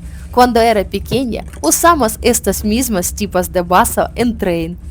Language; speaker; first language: Spanish; non-native, learner; Ukrainian